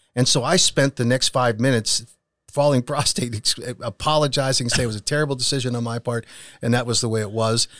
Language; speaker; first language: English; native; English